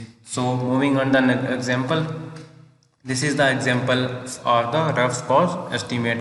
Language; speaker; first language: English; non-native, local second language; Hindi